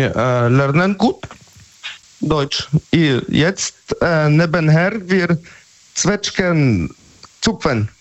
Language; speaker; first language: German; non-native, learner; Polish